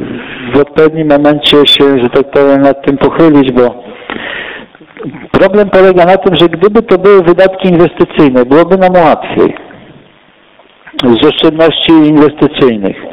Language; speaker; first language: Polish; native; Polish